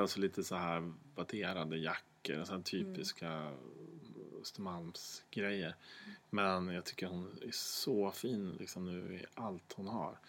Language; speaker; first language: Swedish; native; Swedish